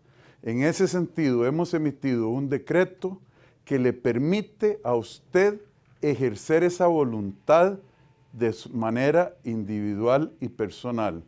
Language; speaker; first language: Spanish; native; Spanish